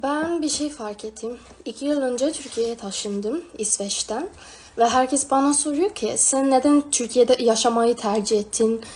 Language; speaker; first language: Turkish; non-native, fluent; Swedish